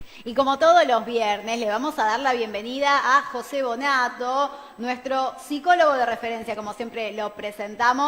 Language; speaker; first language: Spanish; native; Spanish